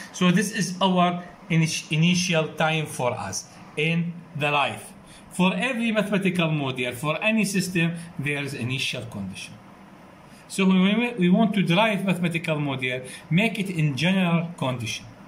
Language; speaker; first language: English; non-native, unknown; Arabic